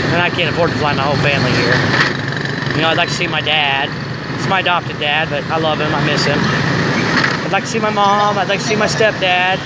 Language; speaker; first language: English; native; English